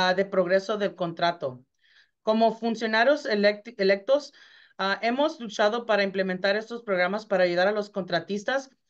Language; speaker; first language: Spanish; early bilingual, heritage; Spanish